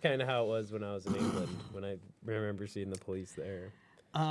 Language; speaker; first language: English; native; English